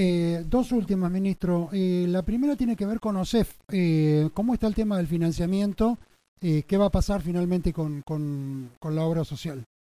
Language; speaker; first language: Spanish; native; Spanish